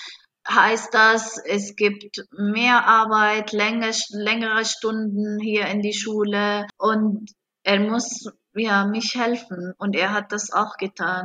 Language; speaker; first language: German; non-native, fluent; Arabic